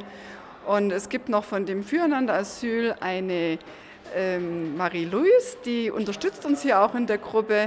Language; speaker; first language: German; native; German